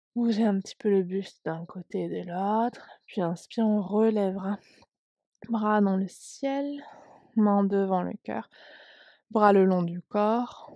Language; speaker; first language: French; native; French